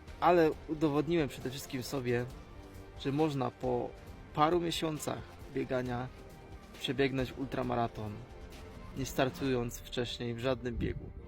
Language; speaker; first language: Polish; native; Polish